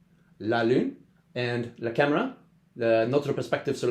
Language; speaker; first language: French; non-native, learner; English